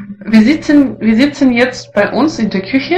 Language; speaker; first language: German; non-native, learner; Russian